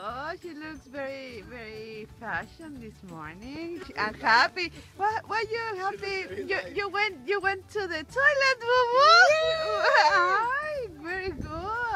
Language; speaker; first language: English; non-native, learner; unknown